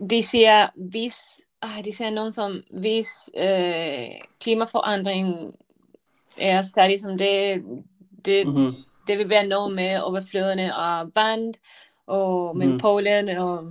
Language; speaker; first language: Danish; non-native, learner; Spanish